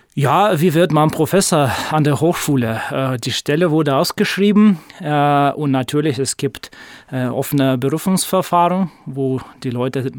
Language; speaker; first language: German; non-native, fluent; Russian